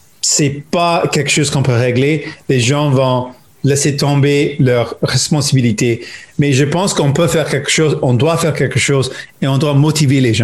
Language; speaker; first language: French; non-native, local second language; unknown